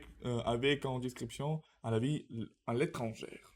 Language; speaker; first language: French; non-native, learner; Russian